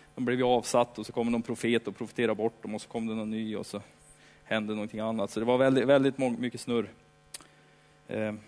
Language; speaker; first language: Swedish; native; Swedish